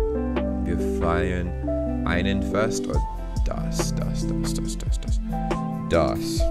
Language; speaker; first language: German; non-native, learner; English